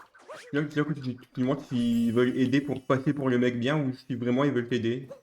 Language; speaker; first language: French; native; French